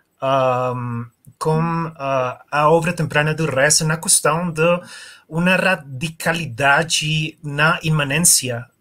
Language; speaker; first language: Portuguese; non-native, learner; Spanish